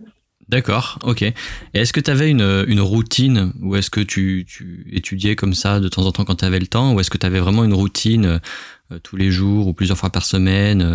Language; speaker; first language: French; native; French